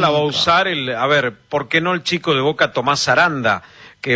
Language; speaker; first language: Spanish; native; Spanish